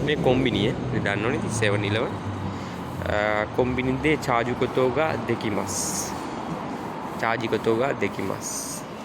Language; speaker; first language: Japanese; non-native, learner; Sinhala